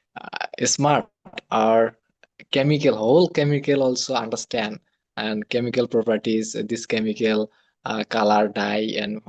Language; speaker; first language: English; non-native, learner; Bangla